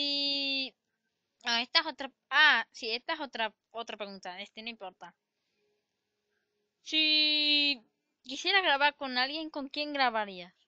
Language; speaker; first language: Spanish; native; Spanish